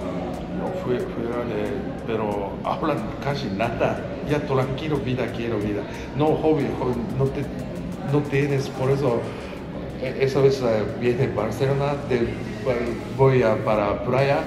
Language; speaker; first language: Spanish; non-native, learner; Japanese